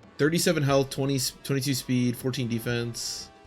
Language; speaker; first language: English; native; English